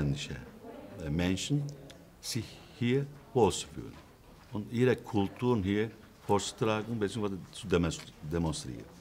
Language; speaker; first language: German; non-native, fluent; Turkish